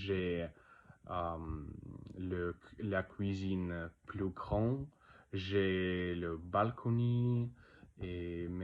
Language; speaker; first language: French; non-native, learner; Russian